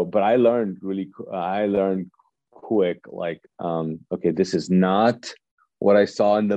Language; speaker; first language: English; non-native, fluent; Urdu